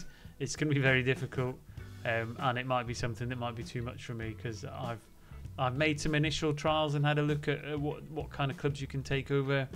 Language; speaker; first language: English; native; English